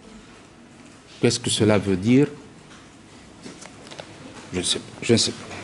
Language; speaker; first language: French; non-native, local second language; Arabic